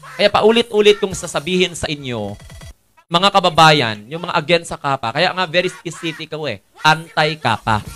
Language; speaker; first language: Filipino; non-native, local second language; Cebuano